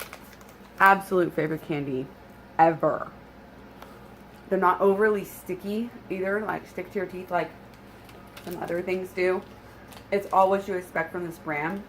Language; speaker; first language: English; native; English